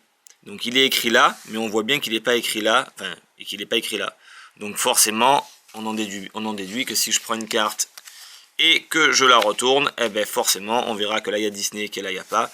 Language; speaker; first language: French; native; French